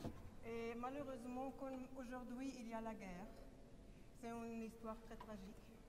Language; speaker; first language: French; non-native, fluent; German